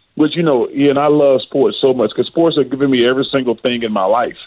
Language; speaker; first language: English; native; English